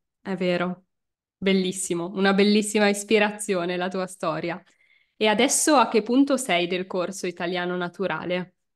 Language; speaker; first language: Italian; native; Italian